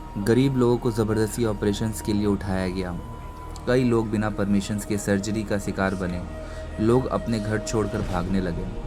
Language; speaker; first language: Hindi; native; Hindi